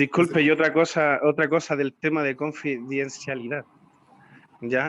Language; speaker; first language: Spanish; native; Spanish